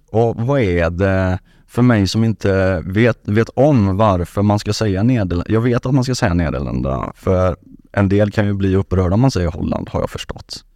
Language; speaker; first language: Swedish; native; Swedish